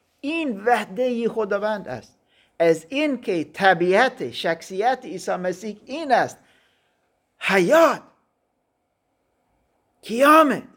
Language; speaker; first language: Persian; non-native, learner; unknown